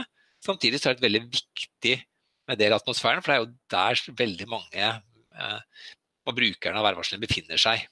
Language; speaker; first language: Norwegian; native; Norwegian